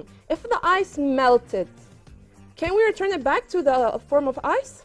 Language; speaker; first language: English; non-native, fluent; Arabic